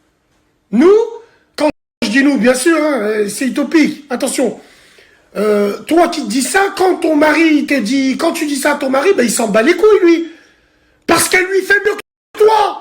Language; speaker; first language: French; native; French